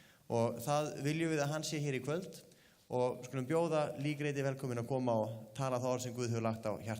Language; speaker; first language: Icelandic; native; Icelandic